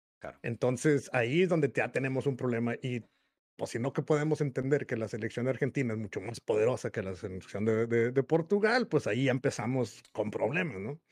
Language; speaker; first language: Spanish; native; Spanish